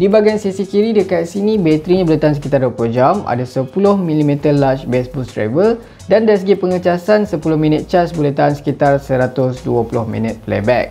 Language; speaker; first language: Malay; native; Malay